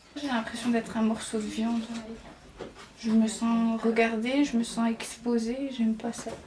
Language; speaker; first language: French; native; French